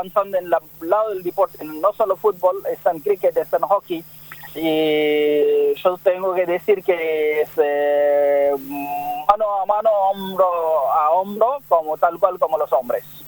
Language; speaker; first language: Spanish; non-native, learner; Bangla